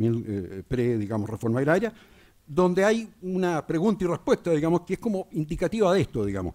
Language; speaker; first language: Spanish; native; Spanish